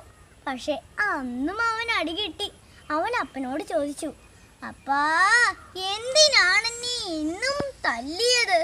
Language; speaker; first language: Malayalam; native; Malayalam